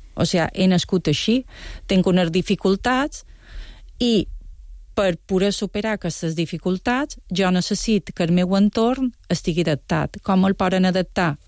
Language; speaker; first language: Catalan; native; Catalan